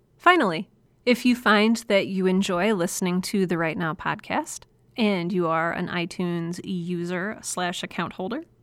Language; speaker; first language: English; native; English